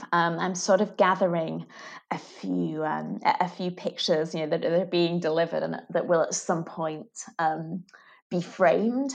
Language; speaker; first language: English; native; English